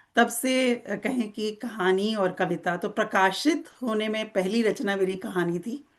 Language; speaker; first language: Hindi; native; Hindi